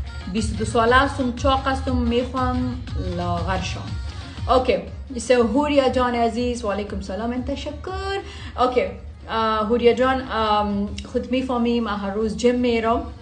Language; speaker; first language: Persian; non-native, local second language; Pashto